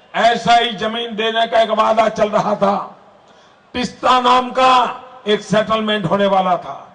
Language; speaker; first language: Hindi; non-native, local second language; Gujarati